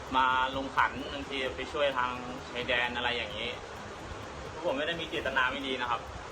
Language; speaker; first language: Thai; non-native, fluent; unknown